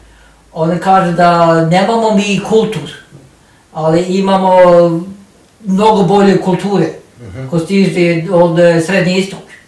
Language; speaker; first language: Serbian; non-native, learner; Norwegian